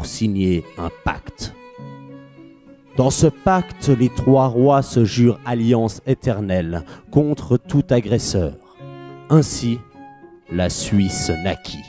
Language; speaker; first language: French; native; French